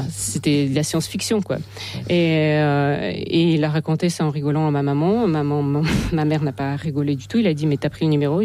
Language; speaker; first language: French; non-native, fluent; Russian